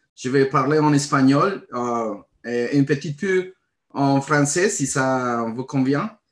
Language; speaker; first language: French; non-native, fluent; Spanish